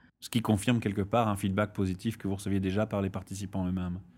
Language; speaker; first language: French; native; French